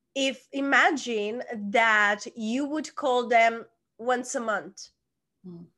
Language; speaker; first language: English; non-native, fluent; Czech